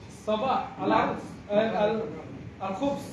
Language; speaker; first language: Arabic; non-native, learner; Bangla